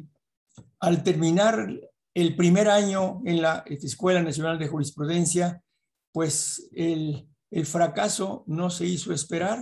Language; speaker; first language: Spanish; native; Spanish